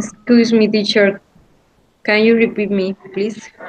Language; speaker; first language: English; non-native, learner; Spanish